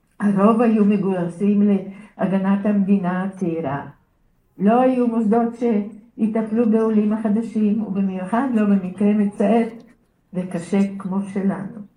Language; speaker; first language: Hebrew; early bilingual, other home language; Bulgarian